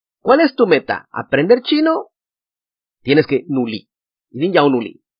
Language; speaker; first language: Spanish; native; Spanish